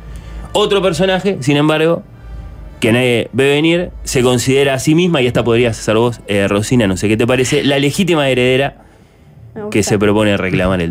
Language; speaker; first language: Spanish; native; Spanish